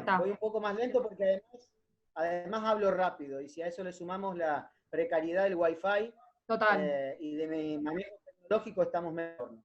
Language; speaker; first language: Spanish; native; Spanish